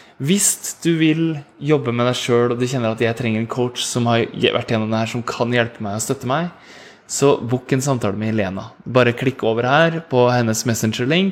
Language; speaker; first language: Norwegian; native; Norwegian